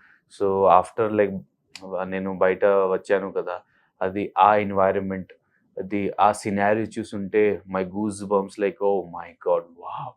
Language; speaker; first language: Telugu; non-native, learner; Hindi